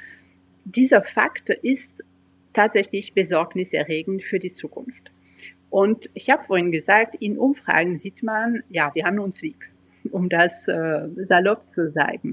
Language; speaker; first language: German; non-native, fluent; French